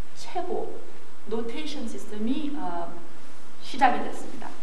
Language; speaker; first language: Korean; native; Korean